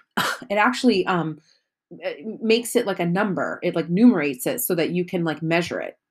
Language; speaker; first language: English; native; English